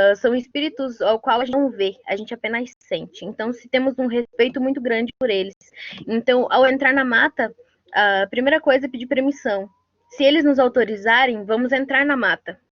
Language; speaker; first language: Portuguese; non-native, local second language; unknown